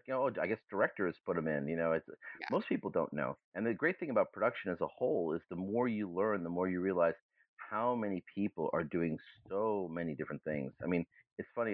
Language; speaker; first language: English; early bilingual, other home language; German